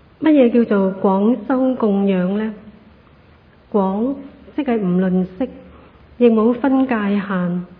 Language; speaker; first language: Chinese; non-native, local second language; Cantonese